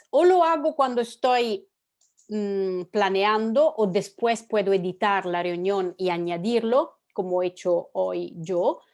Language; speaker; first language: Spanish; non-native, fluent; Italian